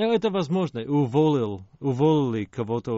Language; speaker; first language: Russian; non-native, fluent; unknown